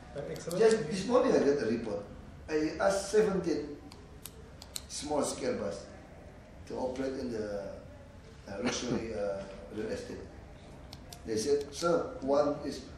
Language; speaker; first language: English; non-native, learner; Indonesian